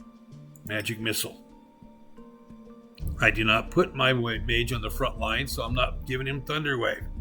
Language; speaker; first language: English; native; English